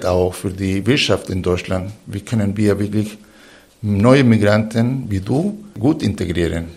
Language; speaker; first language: German; non-native, fluent; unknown